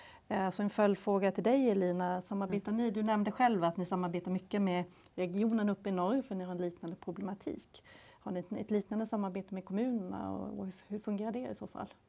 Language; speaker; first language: Swedish; native; Swedish